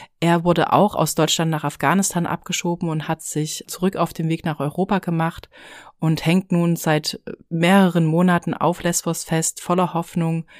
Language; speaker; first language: German; native; German